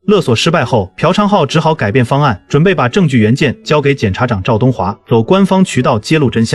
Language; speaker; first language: Chinese; native; Chinese